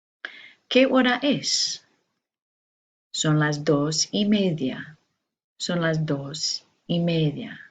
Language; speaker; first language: Spanish; non-native, fluent; English